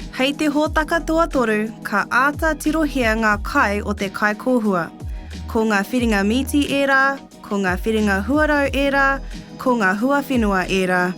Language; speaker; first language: Māori; non-native, local second language; English